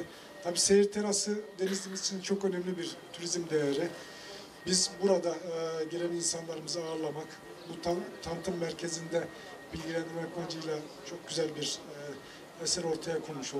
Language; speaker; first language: Turkish; native; Turkish